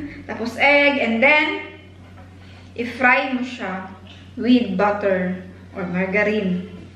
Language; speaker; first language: English; non-native, local second language; Filipino